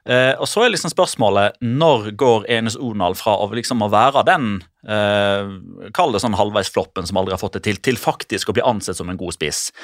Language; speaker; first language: Norwegian; native; Norwegian